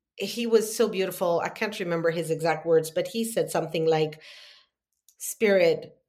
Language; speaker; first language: English; non-native, fluent; Spanish